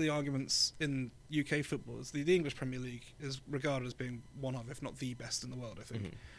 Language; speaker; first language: English; native; English